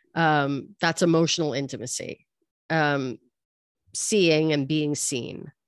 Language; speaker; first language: English; native; English